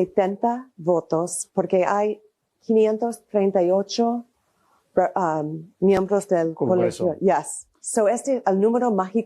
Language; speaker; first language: Spanish; non-native, fluent; English